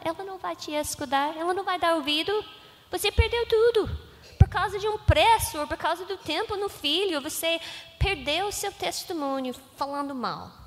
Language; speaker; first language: Portuguese; non-native, learner; English